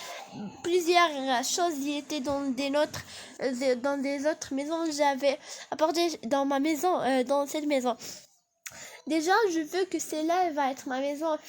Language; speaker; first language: French; non-native, learner; Arabic